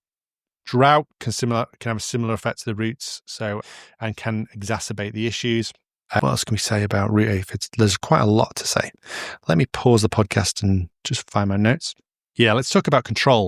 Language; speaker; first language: English; native; English